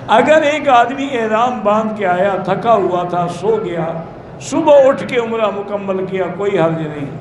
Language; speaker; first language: Urdu; native; Urdu